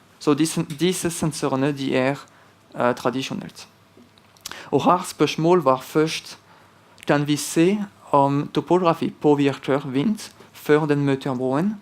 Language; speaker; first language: Norwegian; non-native, fluent; French